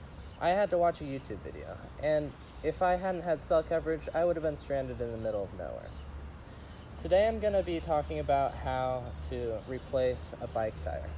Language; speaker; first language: English; native; English